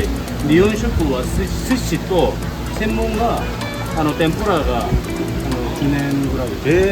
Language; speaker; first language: Japanese; non-native, learner; Korean